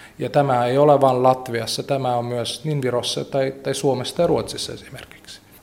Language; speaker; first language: Finnish; non-native, fluent; Latvian